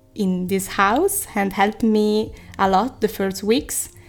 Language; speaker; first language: English; non-native, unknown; Italian